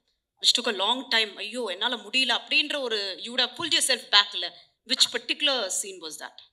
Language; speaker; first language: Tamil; native; Tamil